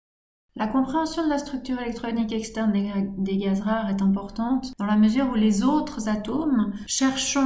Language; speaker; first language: French; native; French